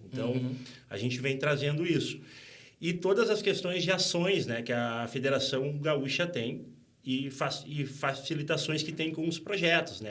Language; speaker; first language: Portuguese; native; Portuguese